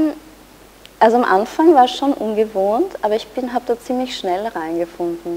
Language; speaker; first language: German; native; German